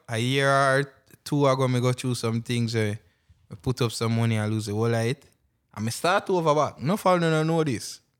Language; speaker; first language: English; non-native, local second language; Jamaican Creole English